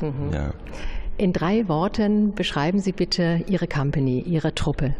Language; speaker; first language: German; native; German